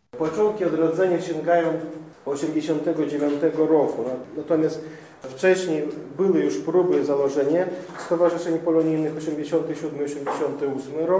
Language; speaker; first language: Polish; non-native, fluent; Russian